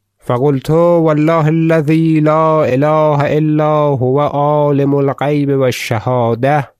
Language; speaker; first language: Arabic; non-native, fluent; Persian